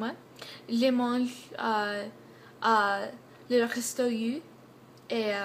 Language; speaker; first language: French; non-native, learner; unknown